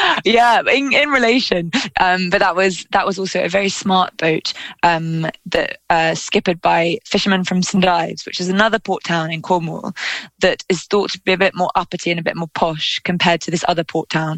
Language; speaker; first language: English; native; English